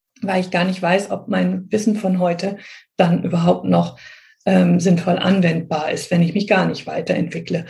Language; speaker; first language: German; native; German